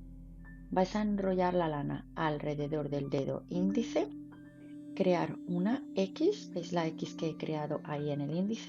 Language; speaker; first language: Spanish; native; Spanish